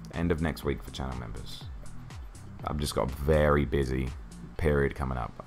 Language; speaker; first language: English; native; English